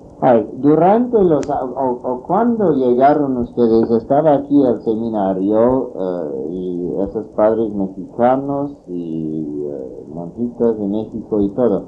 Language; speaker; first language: Spanish; non-native, fluent; English